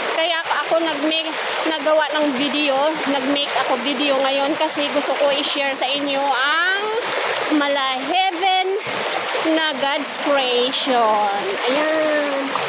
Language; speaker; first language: Filipino; non-native, local second language; Hiligaynon